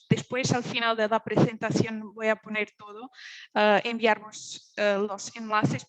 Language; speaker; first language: Spanish; non-native, fluent; Portuguese